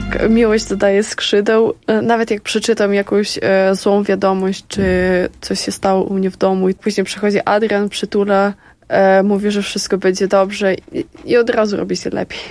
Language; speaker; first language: Polish; non-native, fluent; Ukrainian